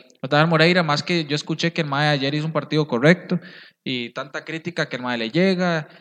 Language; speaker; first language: Spanish; native; Spanish